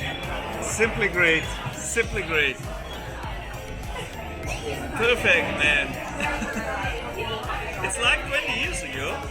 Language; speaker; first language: English; non-native, fluent; German